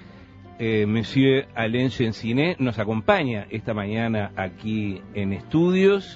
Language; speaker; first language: Spanish; native; Spanish